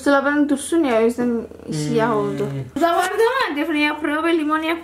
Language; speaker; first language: Turkish; non-native, learner; Indonesian